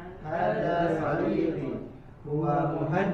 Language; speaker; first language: Arabic; non-native, learner; Indonesian